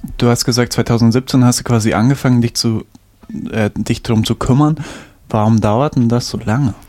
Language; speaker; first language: German; native; German